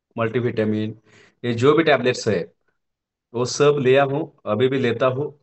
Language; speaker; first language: Hindi; non-native, local second language; Marathi